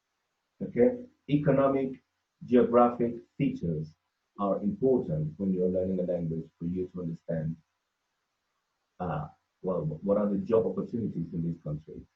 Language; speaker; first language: English; non-native, fluent; Spanish